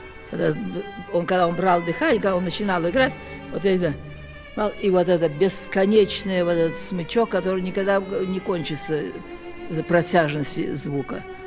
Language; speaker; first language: Russian; native; Russian